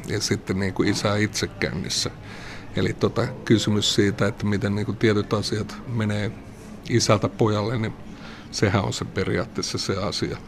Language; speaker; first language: Finnish; native; Finnish